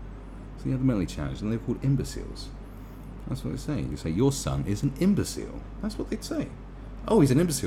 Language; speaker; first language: English; native; English